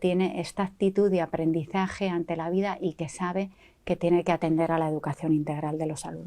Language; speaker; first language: Spanish; native; Spanish